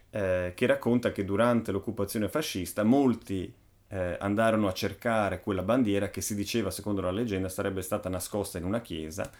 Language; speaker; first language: Italian; native; Italian